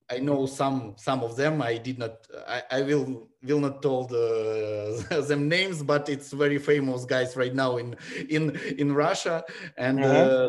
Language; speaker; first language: English; non-native, learner; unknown